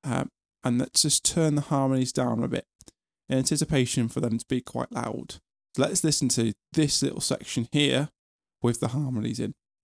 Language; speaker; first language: English; native; English